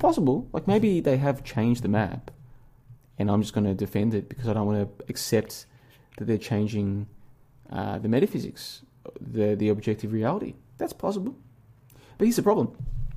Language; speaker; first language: English; native; English